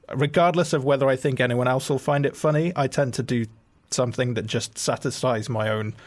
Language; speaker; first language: English; native; English